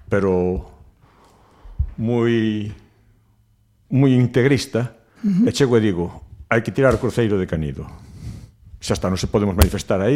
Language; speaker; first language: Galician; native; Galician